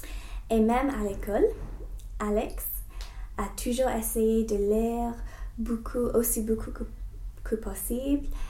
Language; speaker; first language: French; non-native, learner; English